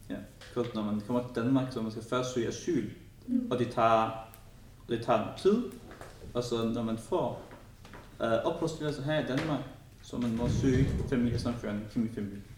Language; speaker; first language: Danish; non-native, fluent; Arabic